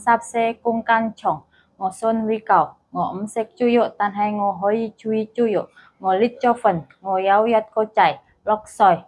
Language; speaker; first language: Cantonese; non-native, learner; Indonesian